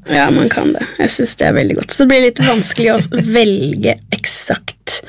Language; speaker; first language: Norwegian; early bilingual, other home language; Spanish